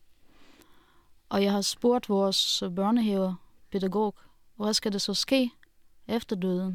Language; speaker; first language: Danish; non-native, fluent; Russian